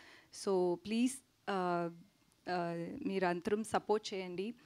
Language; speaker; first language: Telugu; non-native, learner; Tamil